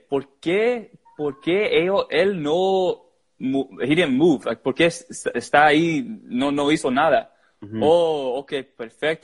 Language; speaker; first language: Spanish; early bilingual, heritage; Spanish